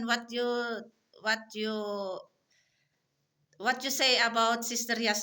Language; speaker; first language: English; non-native, learner; Filipino